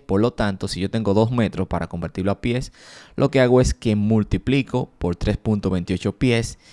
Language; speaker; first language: Spanish; native; Spanish